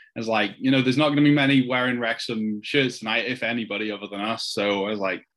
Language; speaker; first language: English; native; English